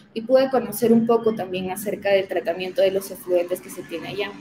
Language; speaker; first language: Spanish; native; Spanish